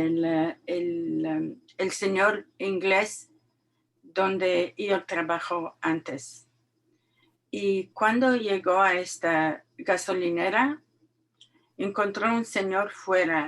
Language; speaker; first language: Spanish; non-native, learner; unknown